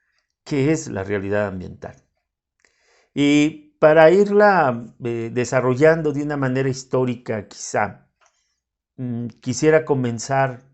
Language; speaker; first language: Spanish; native; Spanish